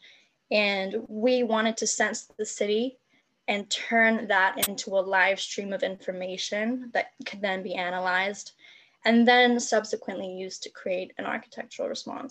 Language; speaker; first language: English; non-native, local second language; Cantonese